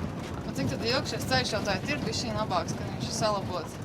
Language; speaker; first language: Latvian; native; Latvian